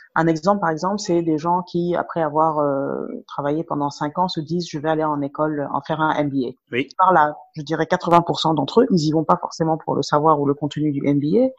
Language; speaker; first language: French; non-native, local second language; Wolof